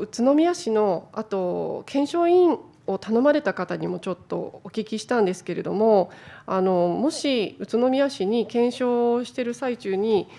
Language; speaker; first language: Japanese; native; Japanese